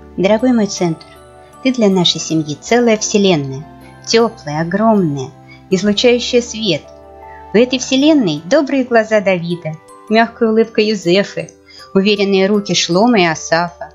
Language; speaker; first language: Russian; native; Russian